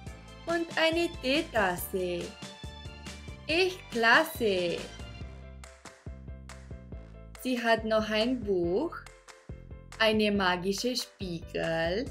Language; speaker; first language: German; non-native, fluent; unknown